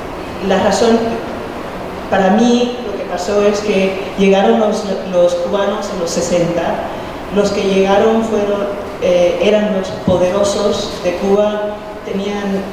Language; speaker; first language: Spanish; early bilingual, heritage; Spanish